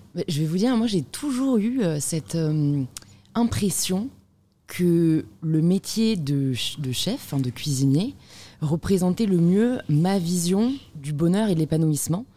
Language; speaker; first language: French; native; French